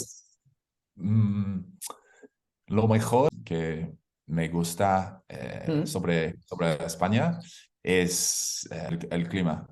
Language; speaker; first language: Spanish; non-native, learner; English